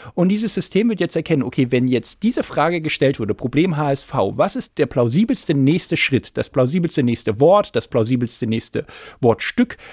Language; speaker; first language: German; native; German